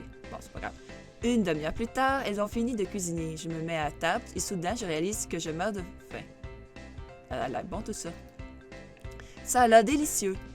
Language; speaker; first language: French; native; French